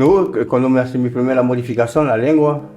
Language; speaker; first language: Spanish; non-native, learner; French